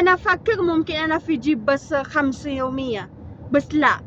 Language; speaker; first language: Arabic; non-native, learner; Filipino